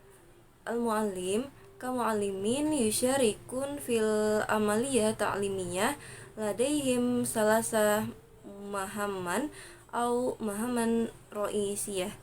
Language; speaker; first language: Arabic; non-native, learner; Indonesian